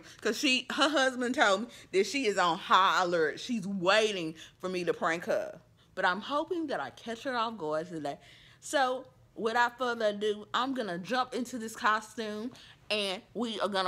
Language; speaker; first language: English; native; English